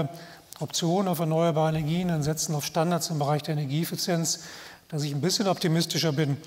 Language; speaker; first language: German; native; German